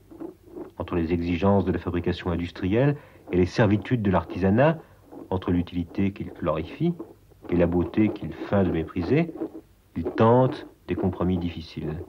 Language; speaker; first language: French; native; French